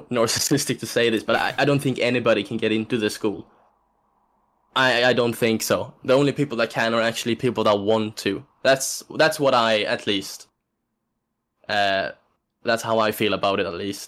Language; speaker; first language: English; non-native, fluent; Swedish